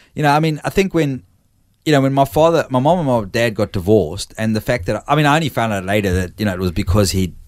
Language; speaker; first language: English; native; English